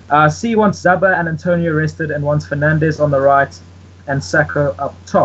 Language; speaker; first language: English; native; English